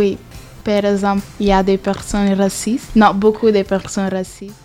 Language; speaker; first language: French; non-native, learner; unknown